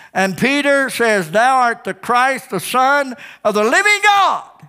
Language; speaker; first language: English; native; English